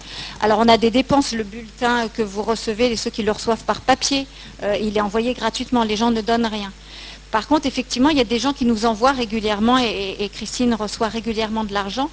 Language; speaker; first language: French; native; French